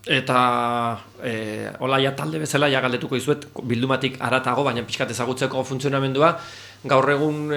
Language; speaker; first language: Basque; native; Basque